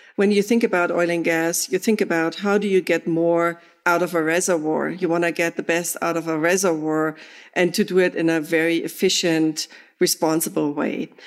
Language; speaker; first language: English; non-native, fluent; German